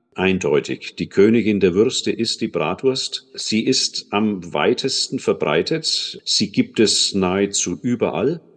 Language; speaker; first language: German; native; German